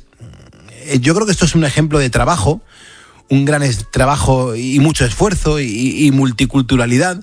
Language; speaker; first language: Spanish; native; Spanish